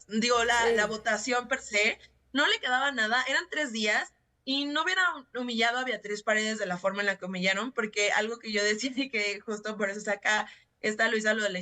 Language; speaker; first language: Spanish; native; Spanish